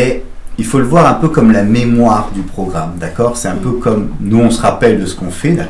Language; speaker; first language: French; native; French